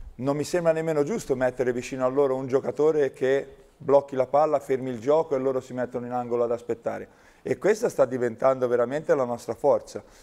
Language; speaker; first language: Italian; native; Italian